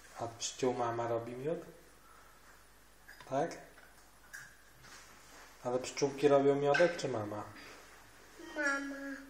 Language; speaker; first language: Polish; native; Polish